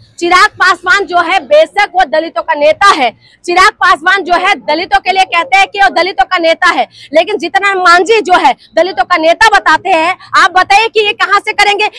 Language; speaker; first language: Hindi; non-native, local second language; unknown